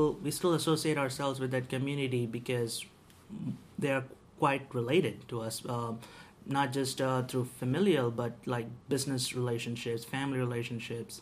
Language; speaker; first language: English; non-native, local second language; Tamil